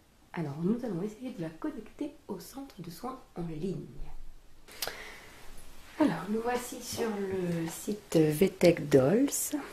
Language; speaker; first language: French; native; French